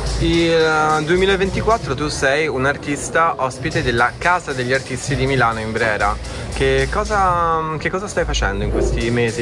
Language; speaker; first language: Italian; native; Italian